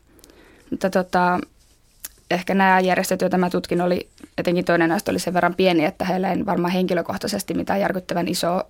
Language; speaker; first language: Finnish; native; Finnish